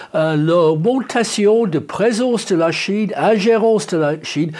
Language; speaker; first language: French; non-native, fluent; English